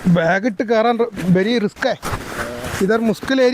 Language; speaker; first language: Hindi; non-native, learner; Malayalam